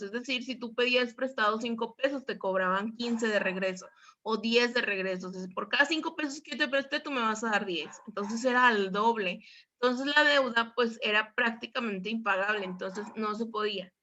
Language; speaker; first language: Spanish; native; Spanish